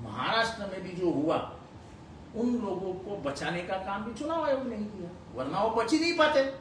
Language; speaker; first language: Hindi; non-native, local second language; Marathi